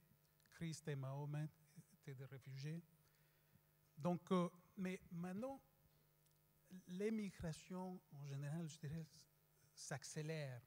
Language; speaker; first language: French; non-native, fluent; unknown